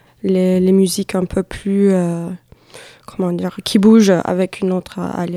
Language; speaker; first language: French; non-native, fluent; Turkish